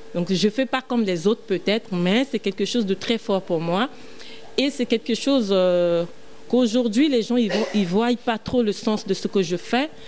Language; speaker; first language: French; non-native, local second language; Lingala